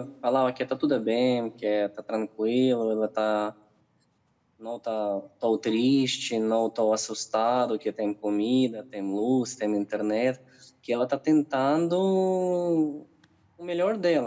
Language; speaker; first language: Portuguese; non-native, fluent; Ukrainian